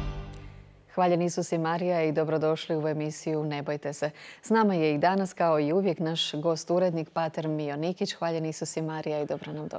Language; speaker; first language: Croatian; native; Croatian